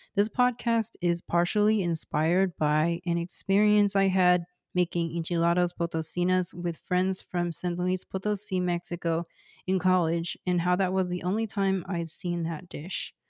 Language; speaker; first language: English; early bilingual, other home language; Cantonese